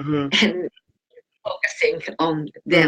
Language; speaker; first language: English; non-native, learner; Japanese